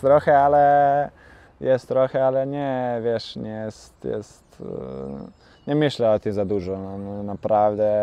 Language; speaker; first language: Polish; non-native, learner; Bosnian